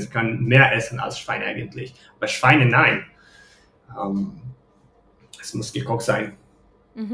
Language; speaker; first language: German; non-native, fluent; Romanian